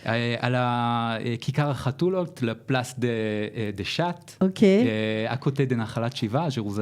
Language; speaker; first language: French; non-native, learner; Hebrew